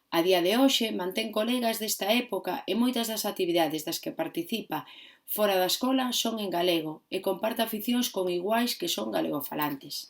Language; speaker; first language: Galician; non-native, local second language; Spanish